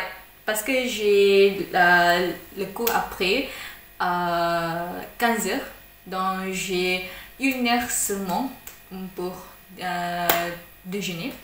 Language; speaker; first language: French; non-native, learner; Malay